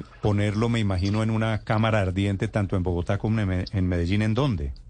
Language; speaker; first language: Spanish; native; Spanish